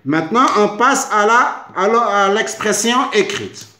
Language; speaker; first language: French; non-native, local second language; Arabic